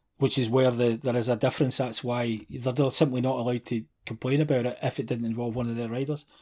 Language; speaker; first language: English; native; English